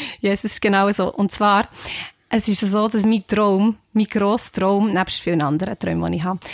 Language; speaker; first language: German; native; German